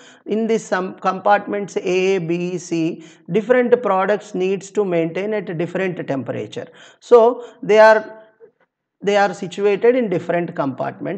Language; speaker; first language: English; non-native, local second language; Telugu